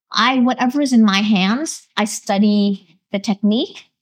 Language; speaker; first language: English; early bilingual, other home language; Vietnamese